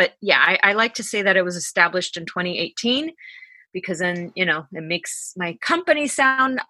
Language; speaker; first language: English; native; English